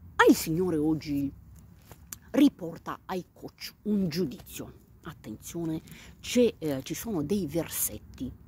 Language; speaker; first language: Italian; non-native, fluent; Romanian